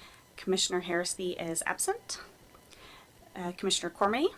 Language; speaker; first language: English; native; English